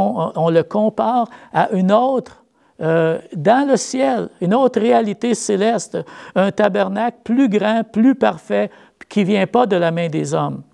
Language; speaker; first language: French; native; French